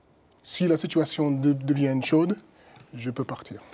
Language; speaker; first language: French; non-native, fluent; English